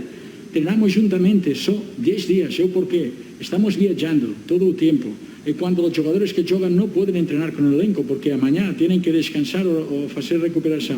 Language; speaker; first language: Portuguese; non-native, learner; Spanish